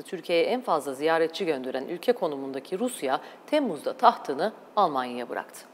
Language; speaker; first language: Turkish; native; Turkish